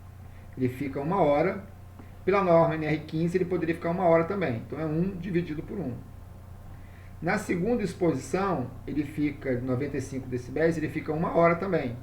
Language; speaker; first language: Portuguese; native; Portuguese